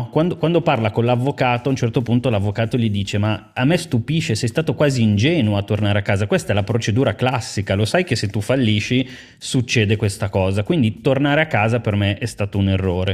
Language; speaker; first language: Italian; native; Italian